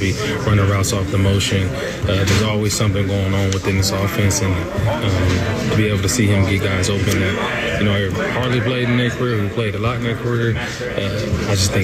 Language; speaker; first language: English; native; English